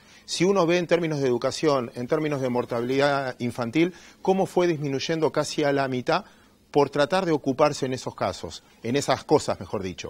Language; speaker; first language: Spanish; native; Spanish